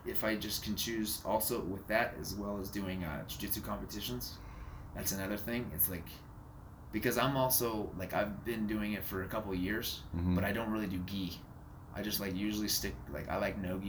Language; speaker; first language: English; native; English